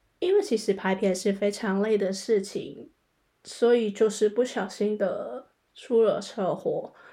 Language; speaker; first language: Chinese; non-native, local second language; Cantonese